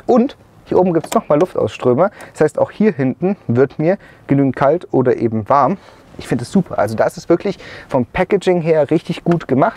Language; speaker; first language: German; native; German